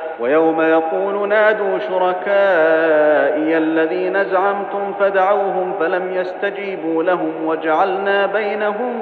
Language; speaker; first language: Arabic; native; Arabic